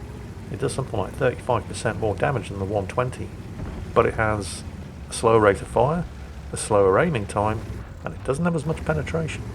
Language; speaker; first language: English; native; English